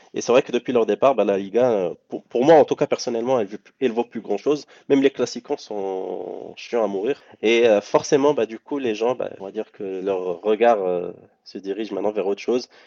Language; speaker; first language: French; non-native, local second language; Arabic